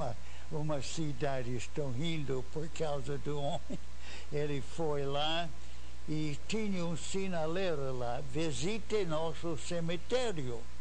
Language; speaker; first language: Portuguese; non-native, fluent; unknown